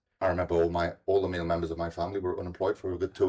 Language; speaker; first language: English; native; English